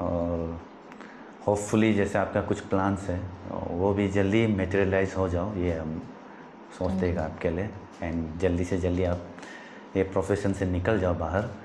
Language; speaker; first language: Hindi; non-native, local second language; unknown